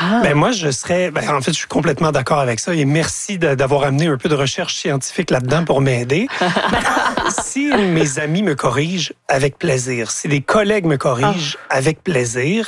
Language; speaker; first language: French; native; French